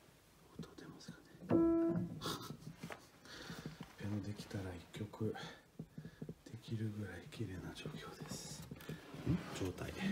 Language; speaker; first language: Japanese; non-native, fluent; French